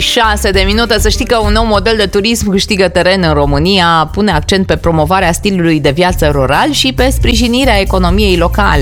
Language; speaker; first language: Romanian; native; Romanian